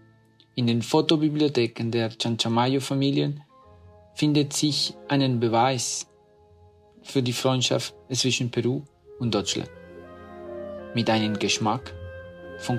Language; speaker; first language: German; non-native, fluent; Spanish